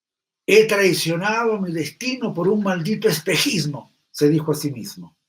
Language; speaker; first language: Spanish; native; Spanish